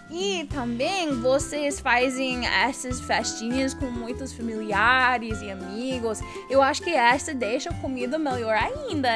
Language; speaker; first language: Portuguese; non-native, learner; English